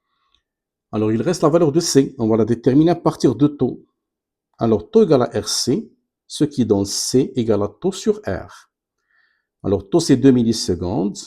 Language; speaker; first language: French; non-native, local second language; Arabic